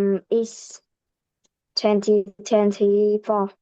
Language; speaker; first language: English; non-native, learner; Vietnamese